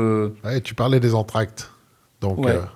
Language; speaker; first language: French; native; French